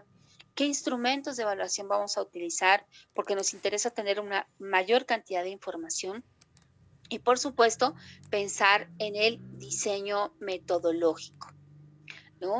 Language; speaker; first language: Spanish; native; Spanish